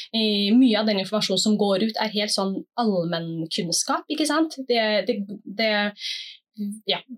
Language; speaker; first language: Norwegian; early bilingual, other home language; Somali